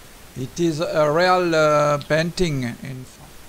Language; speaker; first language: English; non-native, learner; French